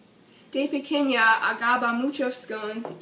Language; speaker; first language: Spanish; non-native, learner; English